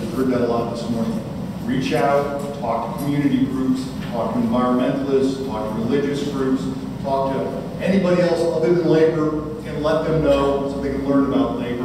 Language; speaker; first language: English; native; English